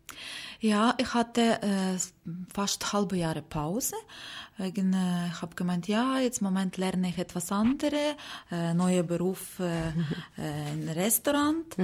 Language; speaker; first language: German; non-native, learner; Ukrainian